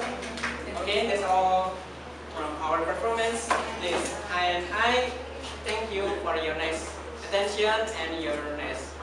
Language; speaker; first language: English; non-native, learner; Indonesian